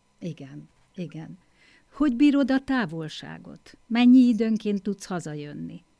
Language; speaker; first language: Hungarian; native; Hungarian